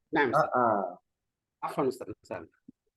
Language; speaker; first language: Arabic; non-native, learner; Indonesian